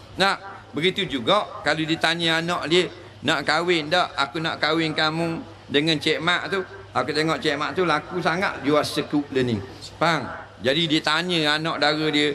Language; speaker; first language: Malay; native; Malay